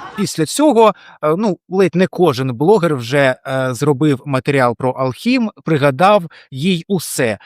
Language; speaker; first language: Ukrainian; non-native, local second language; Russian